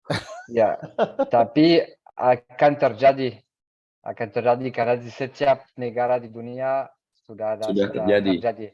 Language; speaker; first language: Indonesian; non-native, fluent; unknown